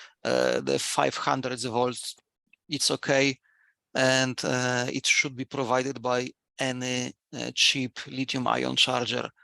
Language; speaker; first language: English; non-native, fluent; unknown